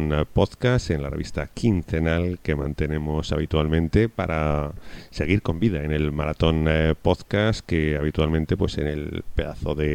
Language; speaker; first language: Spanish; native; Spanish